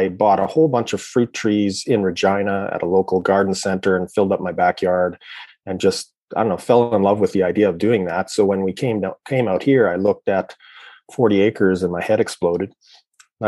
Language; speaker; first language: English; native; English